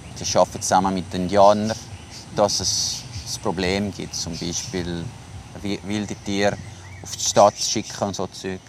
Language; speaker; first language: German; non-native, local second language; Italian